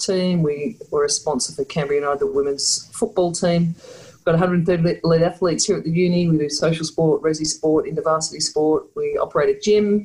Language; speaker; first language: English; native; English